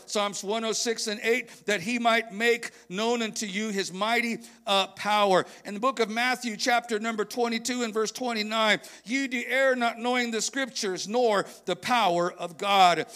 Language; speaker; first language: English; native; English